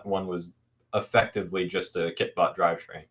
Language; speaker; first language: English; native; English